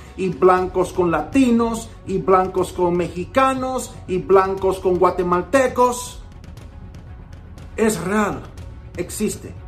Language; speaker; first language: Spanish; early bilingual, heritage; Spanish